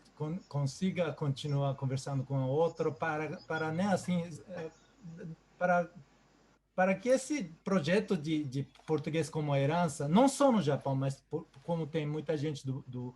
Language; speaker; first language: Portuguese; non-native, fluent; Japanese